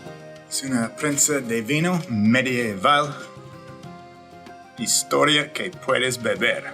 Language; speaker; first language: Spanish; early bilingual, heritage; English